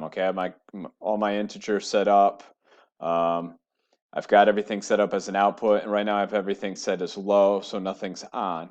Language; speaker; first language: English; native; English